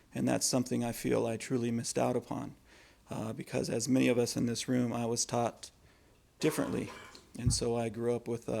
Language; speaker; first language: English; native; English